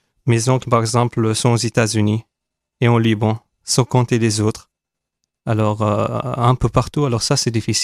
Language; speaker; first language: French; non-native, fluent; Arabic